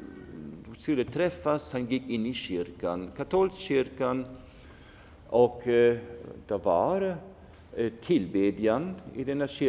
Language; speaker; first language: Swedish; non-native, fluent; German